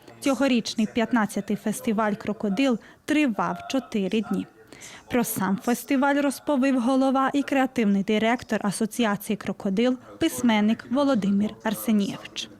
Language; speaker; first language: Ukrainian; early bilingual, heritage; Ukrainian